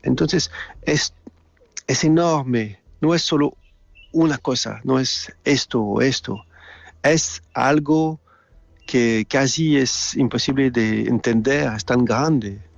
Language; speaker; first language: Spanish; non-native, learner; French